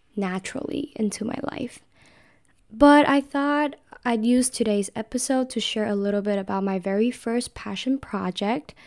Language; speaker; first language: English; non-native, fluent; Chinese